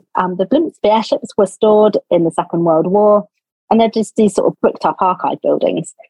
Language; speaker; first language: English; native; English